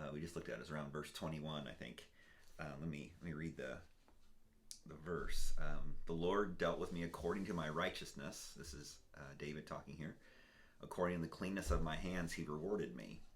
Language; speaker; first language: English; native; English